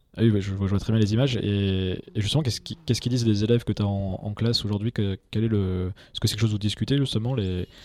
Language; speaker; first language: French; native; French